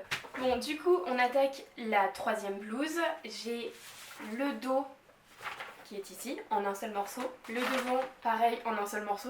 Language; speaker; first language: French; native; French